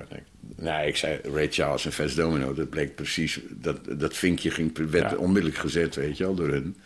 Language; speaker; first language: Dutch; native; Dutch